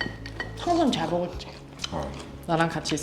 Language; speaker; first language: Korean; non-native, learner; Chinese